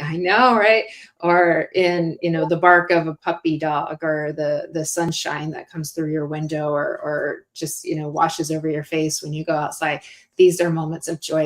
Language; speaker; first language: English; native; English